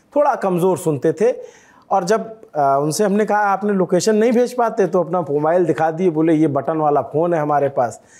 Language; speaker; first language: Hindi; native; Hindi